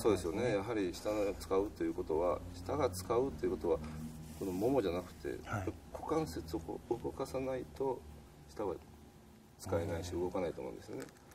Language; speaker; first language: Japanese; native; Japanese